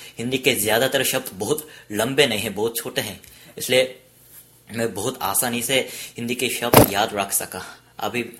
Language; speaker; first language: Hindi; non-native, fluent; Korean